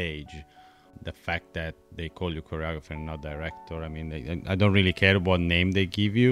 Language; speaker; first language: English; non-native, fluent; Italian